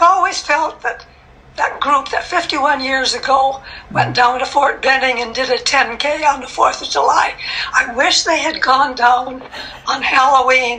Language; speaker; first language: English; native; English